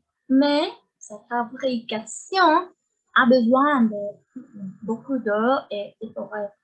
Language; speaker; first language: French; non-native, learner; Spanish